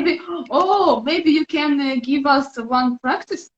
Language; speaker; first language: English; non-native, learner; Russian